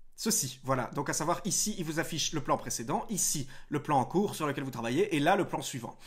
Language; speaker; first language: French; native; French